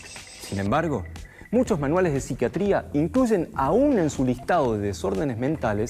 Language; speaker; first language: Spanish; native; Spanish